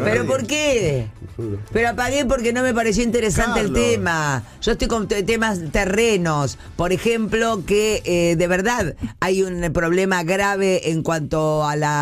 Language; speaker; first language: Spanish; native; Spanish